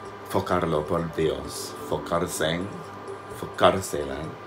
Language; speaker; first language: Spanish; non-native, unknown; English